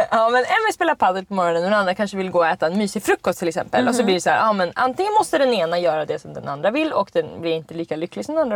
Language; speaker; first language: Swedish; native; Swedish